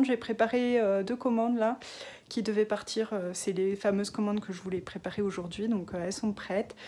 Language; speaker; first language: French; native; French